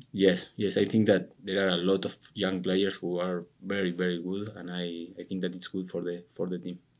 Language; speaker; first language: English; non-native, learner; Spanish